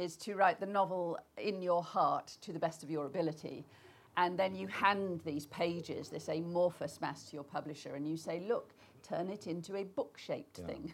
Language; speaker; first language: English; native; English